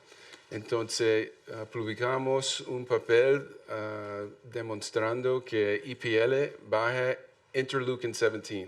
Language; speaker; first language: Spanish; non-native, learner; English